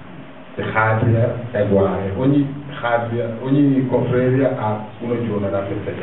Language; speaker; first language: Italian; non-native, fluent; Wolof